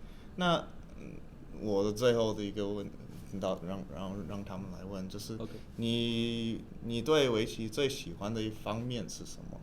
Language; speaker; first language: Chinese; early bilingual, heritage; English